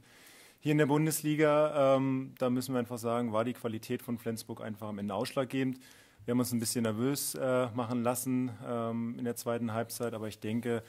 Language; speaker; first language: German; native; German